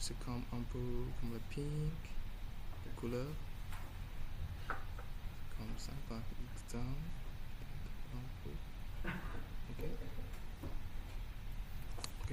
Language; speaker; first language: French; non-native, learner; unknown